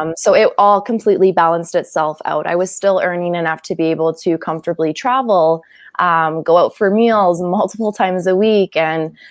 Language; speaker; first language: English; native; English